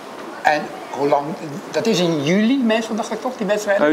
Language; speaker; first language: Dutch; native; Dutch